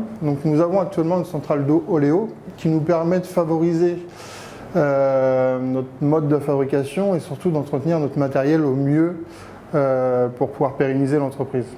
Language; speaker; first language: French; native; French